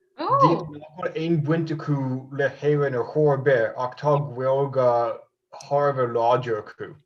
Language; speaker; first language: Irish; non-native, fluent; English